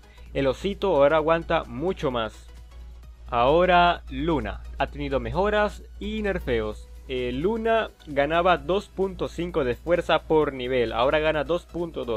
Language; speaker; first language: Spanish; native; Spanish